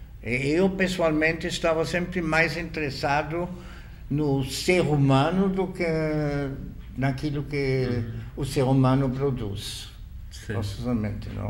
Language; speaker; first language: Portuguese; non-native, fluent; German